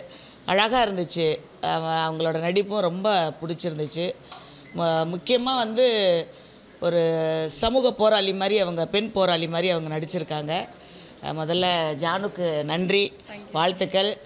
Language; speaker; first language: Tamil; native; Tamil